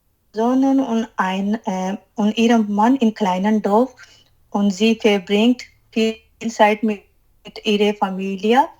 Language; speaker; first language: German; non-native, learner; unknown